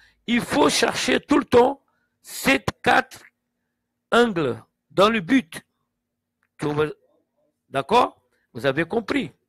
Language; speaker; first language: French; non-native, fluent; Portuguese